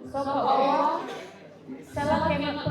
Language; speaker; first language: English; non-native, fluent; Indonesian